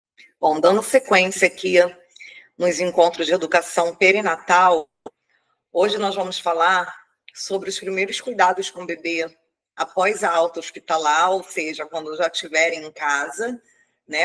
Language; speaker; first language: Portuguese; native; Portuguese